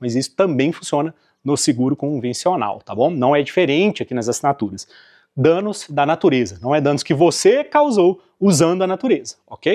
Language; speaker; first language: Portuguese; native; Portuguese